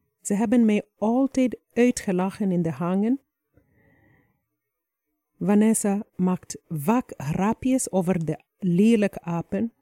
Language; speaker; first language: Dutch; non-native, fluent; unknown